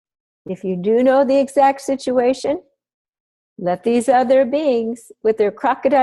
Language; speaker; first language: English; native; English